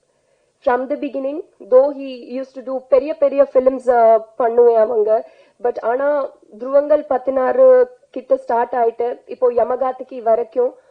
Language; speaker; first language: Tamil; non-native, learner; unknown